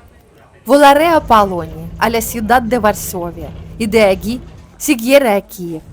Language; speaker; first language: Spanish; non-native, learner; Ukrainian